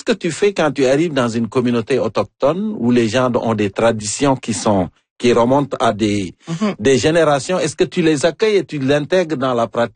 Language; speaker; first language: French; non-native, local second language; Wolof